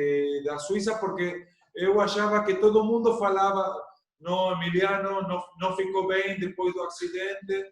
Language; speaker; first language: Portuguese; non-native, learner; Spanish